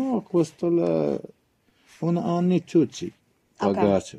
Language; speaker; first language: Italian; non-native, learner; Arabic